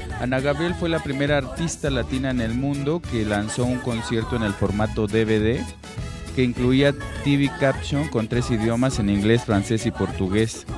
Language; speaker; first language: Spanish; native; Spanish